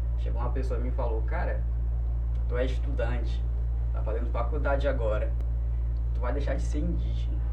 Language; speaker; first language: Portuguese; non-native, local second language; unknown